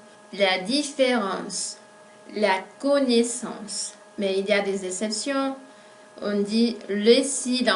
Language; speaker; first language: French; non-native, fluent; Spanish